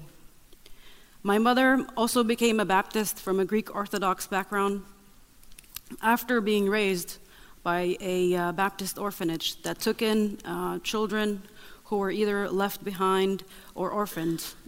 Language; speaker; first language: English; non-native, fluent; Arabic